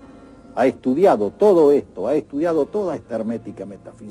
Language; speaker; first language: Spanish; native; Spanish